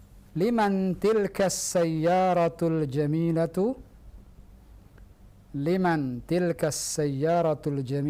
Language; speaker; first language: Arabic; non-native, fluent; Indonesian